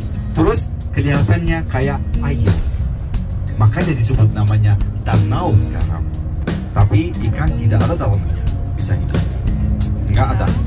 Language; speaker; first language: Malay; non-native, fluent; Turkish